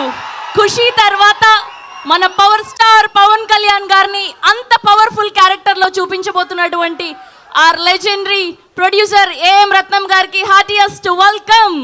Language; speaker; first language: Telugu; native; Telugu